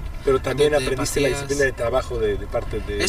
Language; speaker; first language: Spanish; native; Spanish